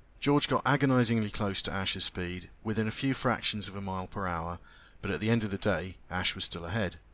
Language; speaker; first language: English; native; English